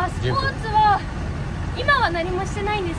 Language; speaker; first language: Japanese; native; Japanese